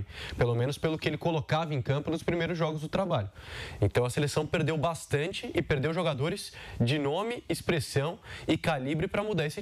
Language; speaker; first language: Portuguese; native; Portuguese